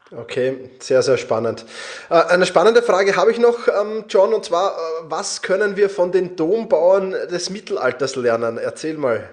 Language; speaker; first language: German; native; German